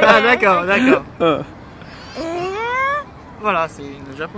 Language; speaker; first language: French; non-native, fluent; Japanese